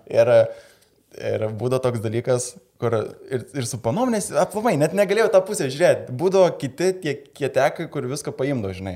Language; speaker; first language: Lithuanian; native; Lithuanian